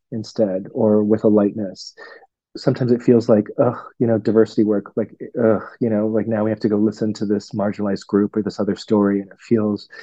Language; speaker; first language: English; non-native, local second language; Cantonese